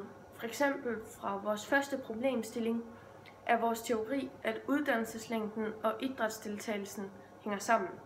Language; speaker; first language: Danish; native; Danish